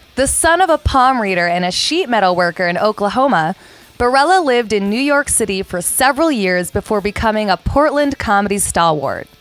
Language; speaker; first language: English; native; English